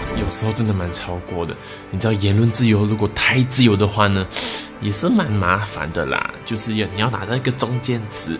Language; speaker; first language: Chinese; native; Chinese